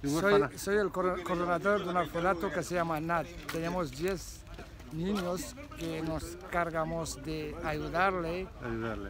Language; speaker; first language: Spanish; non-native, learner; Arabic